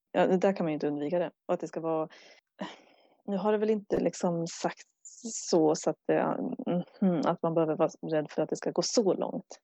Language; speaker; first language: Swedish; native; Swedish